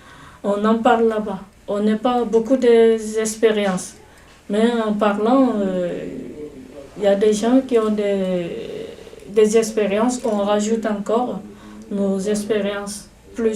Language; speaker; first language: French; non-native, learner; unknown